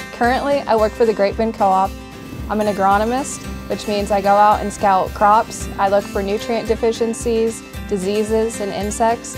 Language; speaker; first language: English; native; English